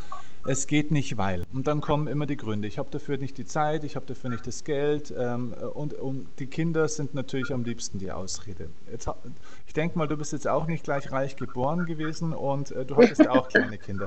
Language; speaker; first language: German; native; German